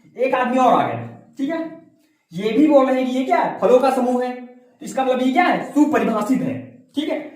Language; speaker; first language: Hindi; native; Hindi